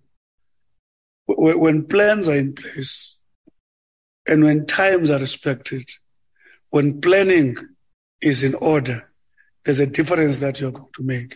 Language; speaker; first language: English; non-native, local second language; Xhosa